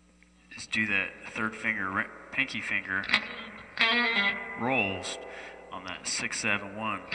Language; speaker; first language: English; native; English